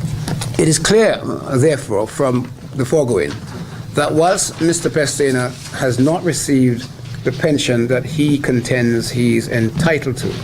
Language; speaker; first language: English; native; English